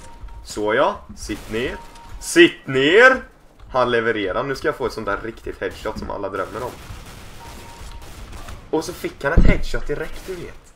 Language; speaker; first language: Swedish; native; Swedish